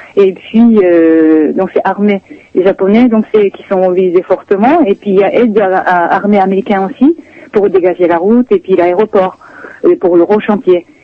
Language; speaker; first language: French; non-native, fluent; Japanese